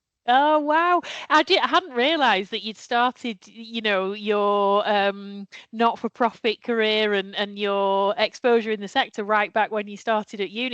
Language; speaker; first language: English; native; English